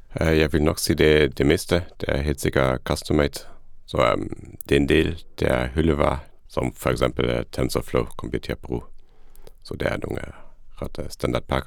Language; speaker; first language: Danish; non-native, fluent; Luxembourgish